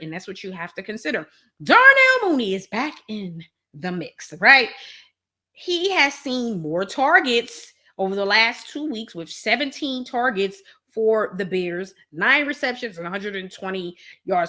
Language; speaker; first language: English; native; English